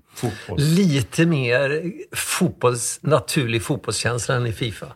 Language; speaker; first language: Swedish; native; Swedish